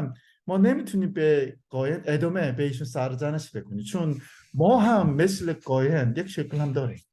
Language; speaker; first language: Persian; non-native, learner; Korean